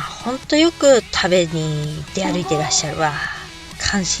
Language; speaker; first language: Japanese; native; Japanese